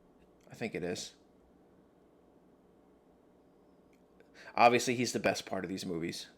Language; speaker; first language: English; native; English